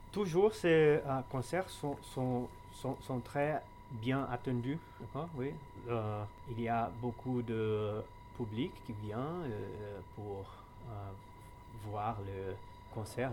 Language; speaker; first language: French; non-native, fluent; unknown